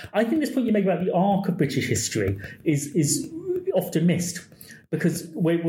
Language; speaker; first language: English; native; English